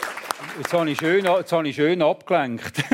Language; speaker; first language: German; native; German